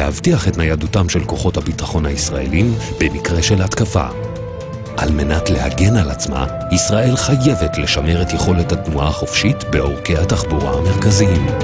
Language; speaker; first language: Hebrew; native; Hebrew